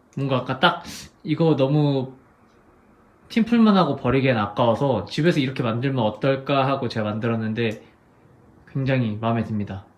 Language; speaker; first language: Korean; non-native, fluent; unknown